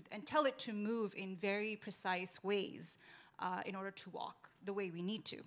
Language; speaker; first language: English; non-native, local second language; Urdu